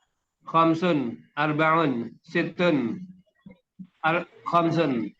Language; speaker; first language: Arabic; non-native, learner; Indonesian